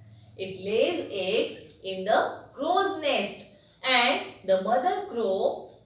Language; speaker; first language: English; non-native, local second language; Marathi